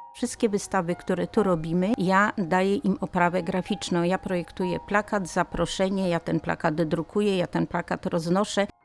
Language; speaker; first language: Polish; native; Polish